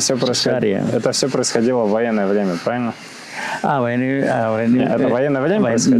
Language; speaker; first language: Russian; native; Russian